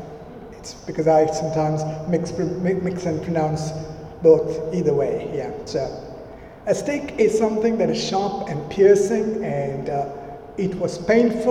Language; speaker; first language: English; non-native, local second language; Malayalam